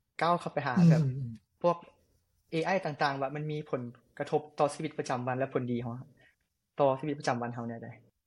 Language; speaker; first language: Lao; native; Lao